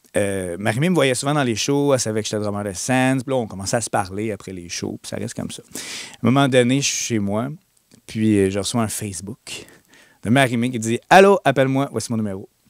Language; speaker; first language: French; native; French